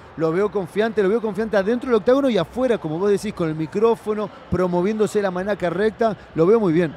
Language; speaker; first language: Spanish; native; Spanish